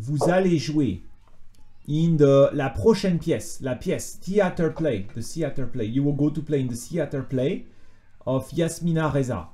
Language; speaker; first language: French; native; French